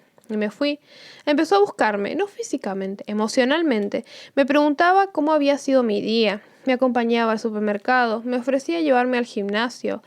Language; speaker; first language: Spanish; native; Spanish